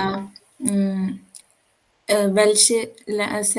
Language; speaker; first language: German; non-native, learner; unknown